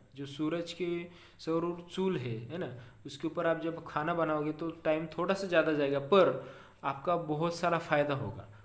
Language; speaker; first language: Hindi; non-native, local second language; Marathi